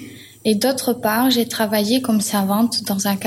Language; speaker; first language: French; non-native, fluent; German